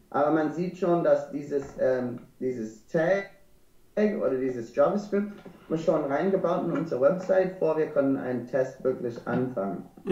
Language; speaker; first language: German; non-native, learner; English